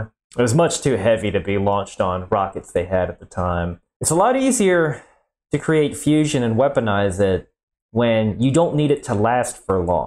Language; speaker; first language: English; native; English